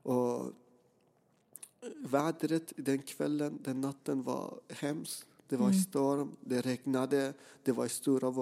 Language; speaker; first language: Swedish; non-native, fluent; Persian